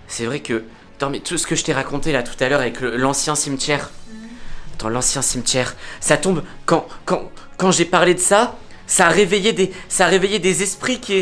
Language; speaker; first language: French; native; French